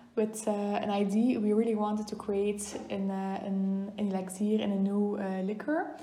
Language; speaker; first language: English; non-native, fluent; Dutch